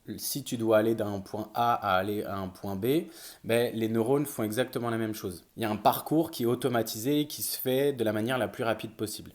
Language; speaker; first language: French; native; French